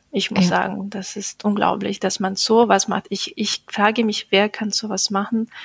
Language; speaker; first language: German; non-native, fluent; Bosnian